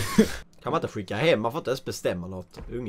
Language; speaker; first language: Swedish; native; Swedish